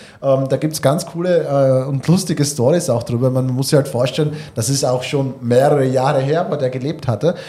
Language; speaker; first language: German; native; German